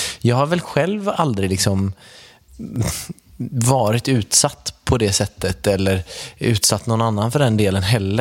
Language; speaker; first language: Swedish; native; Swedish